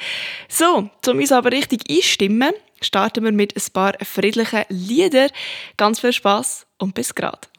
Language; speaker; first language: German; native; German